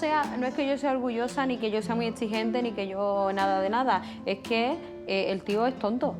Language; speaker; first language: Spanish; native; Spanish